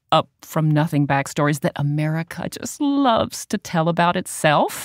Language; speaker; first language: English; native; English